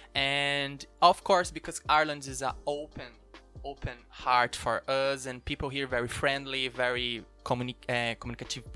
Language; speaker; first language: English; non-native, learner; Portuguese